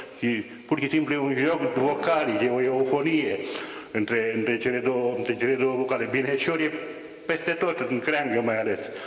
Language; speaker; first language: Romanian; native; Romanian